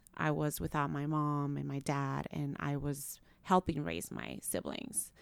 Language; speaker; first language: English; early bilingual, other home language; Spanish